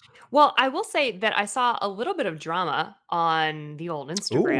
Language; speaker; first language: English; native; English